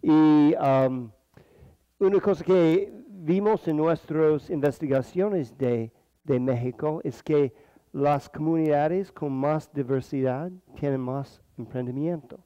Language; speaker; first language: Spanish; non-native, fluent; English